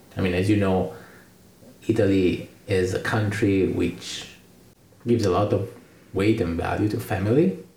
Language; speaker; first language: English; non-native, fluent; Italian